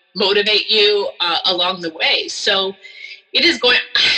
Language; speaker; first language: English; native; English